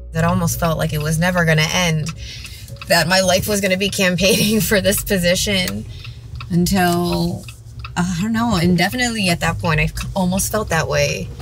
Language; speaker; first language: English; native; English